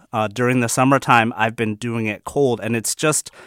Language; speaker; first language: English; early bilingual, other home language; Chinese